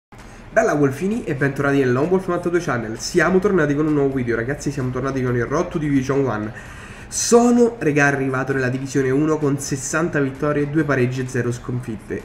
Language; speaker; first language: Italian; native; Italian